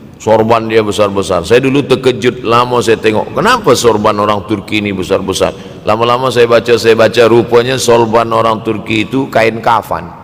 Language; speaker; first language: Malay; native; Malay